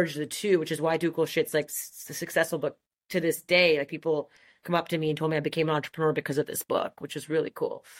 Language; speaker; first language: English; non-native, fluent; French